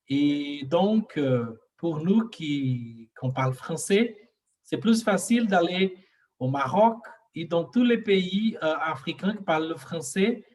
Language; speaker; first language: French; non-native, learner; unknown